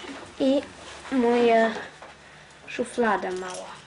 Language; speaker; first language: Polish; early bilingual, other home language; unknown